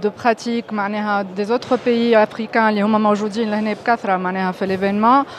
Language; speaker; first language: French; non-native, local second language; Arabic